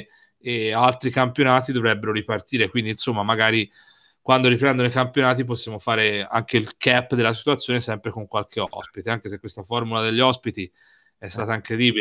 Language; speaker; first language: Italian; native; Italian